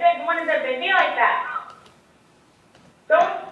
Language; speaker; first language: English; native; English